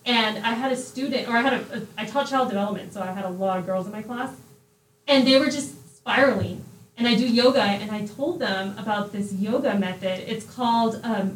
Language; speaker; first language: English; early bilingual, other home language; Spanish